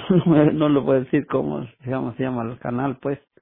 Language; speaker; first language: Spanish; native; Spanish